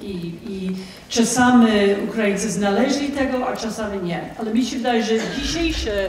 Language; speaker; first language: Polish; non-native, fluent; English